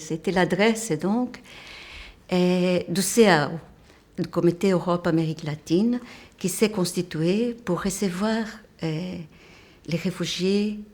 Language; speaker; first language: French; non-native, fluent; Portuguese